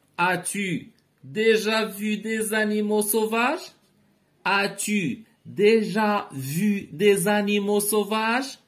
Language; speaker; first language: French; non-native, local second language; Arabic